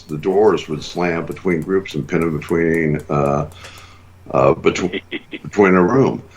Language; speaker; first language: English; native; English